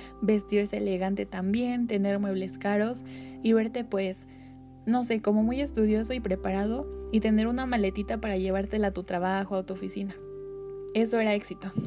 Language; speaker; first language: Spanish; native; Spanish